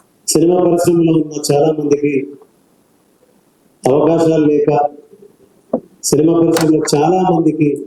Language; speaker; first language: Telugu; native; Telugu